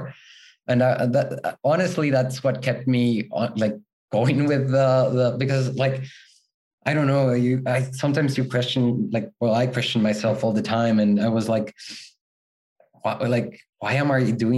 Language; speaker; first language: English; non-native, fluent; Spanish